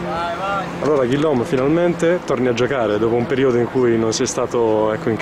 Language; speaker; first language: Italian; native; Italian